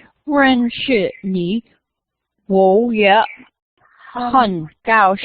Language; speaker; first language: Chinese; non-native, learner; English